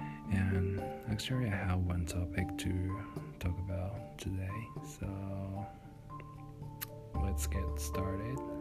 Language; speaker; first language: English; non-native, learner; Japanese